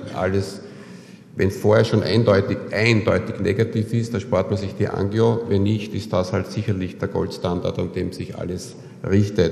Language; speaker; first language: German; native; German